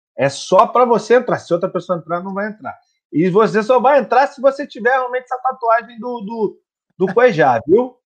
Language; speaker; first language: Portuguese; native; Portuguese